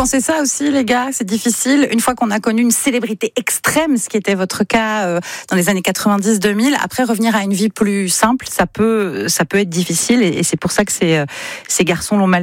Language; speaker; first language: French; native; French